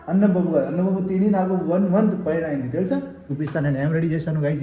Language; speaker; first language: Telugu; non-native, learner; Hindi